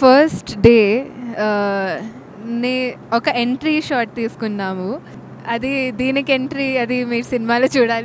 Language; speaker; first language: Telugu; non-native, local second language; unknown